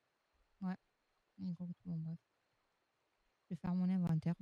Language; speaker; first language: French; native; French